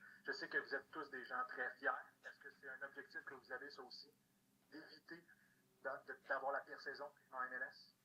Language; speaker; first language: French; native; French